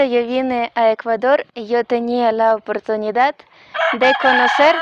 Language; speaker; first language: Spanish; non-native, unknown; Russian